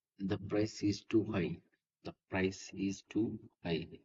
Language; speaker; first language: English; non-native, local second language; Telugu